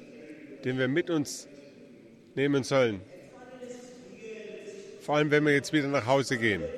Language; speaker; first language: German; early bilingual, heritage; German